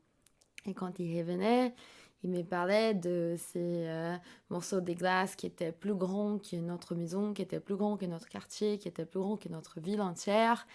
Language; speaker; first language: French; non-native, fluent; Portuguese